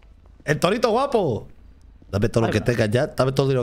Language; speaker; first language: Spanish; native; Spanish